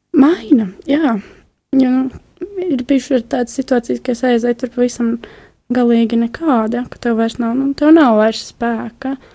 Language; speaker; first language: Latvian; native; Latvian